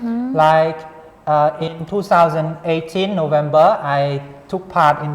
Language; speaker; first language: English; non-native, fluent; Khmer